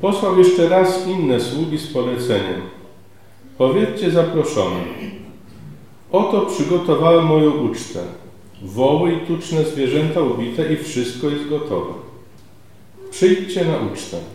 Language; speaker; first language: Polish; native; Polish